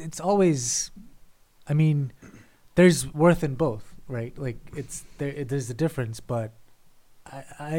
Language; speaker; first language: English; non-native, local second language; Malayalam